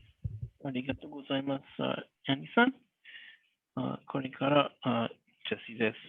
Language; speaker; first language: Japanese; non-native, learner; English